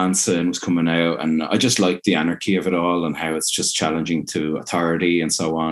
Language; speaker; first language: English; native; English